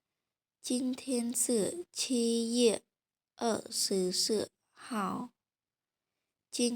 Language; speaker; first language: Chinese; non-native, fluent; Khmer